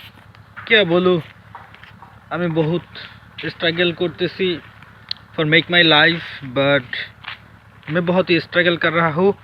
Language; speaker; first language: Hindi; non-native, learner; Bangla